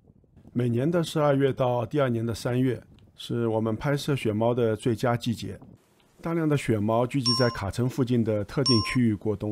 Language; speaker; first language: Chinese; native; Chinese